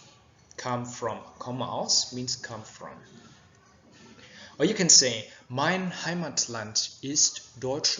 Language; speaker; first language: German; non-native, fluent; Vietnamese